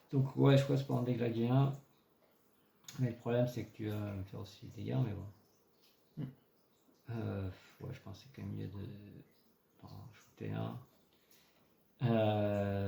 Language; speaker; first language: French; native; French